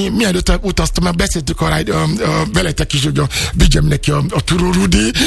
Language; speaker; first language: Hungarian; non-native, learner; Yoruba